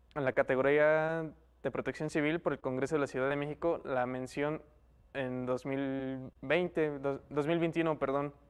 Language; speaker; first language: Spanish; native; Spanish